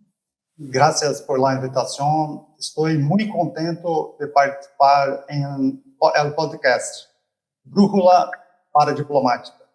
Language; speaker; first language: Spanish; non-native, fluent; Portuguese